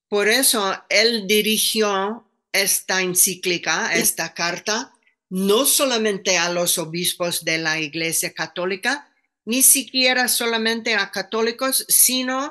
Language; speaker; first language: Spanish; non-native, fluent; English